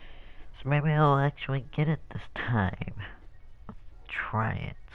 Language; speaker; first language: English; native; English